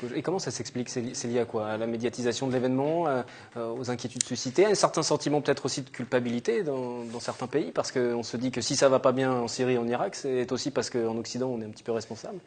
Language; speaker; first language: French; native; French